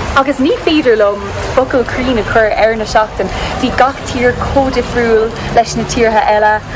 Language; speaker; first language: Irish; non-native, local second language; English